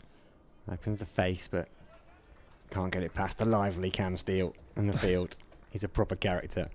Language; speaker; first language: English; native; English